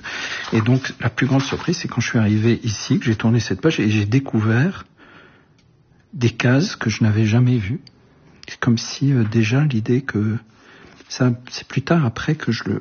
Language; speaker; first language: French; early bilingual, other home language; Arabic